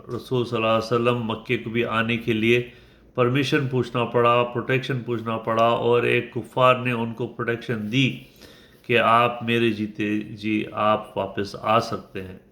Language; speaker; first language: Urdu; native; Urdu